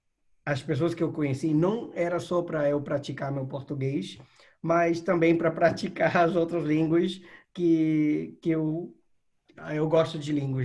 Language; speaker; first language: Portuguese; non-native, fluent; English